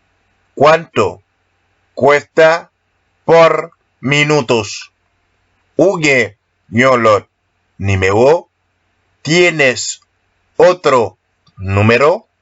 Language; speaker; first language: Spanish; non-native, learner; Haitian Creole